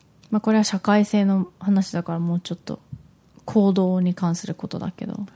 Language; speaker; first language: Japanese; early bilingual, heritage; Japanese